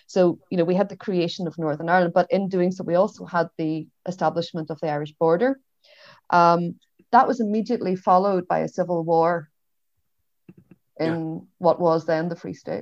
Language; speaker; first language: English; native; English